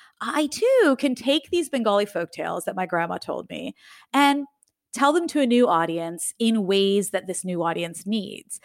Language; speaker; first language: English; native; English